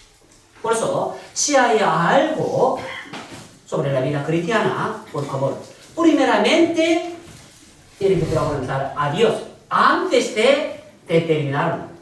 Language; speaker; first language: Spanish; non-native, learner; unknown